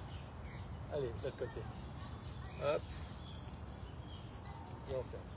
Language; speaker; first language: French; native; French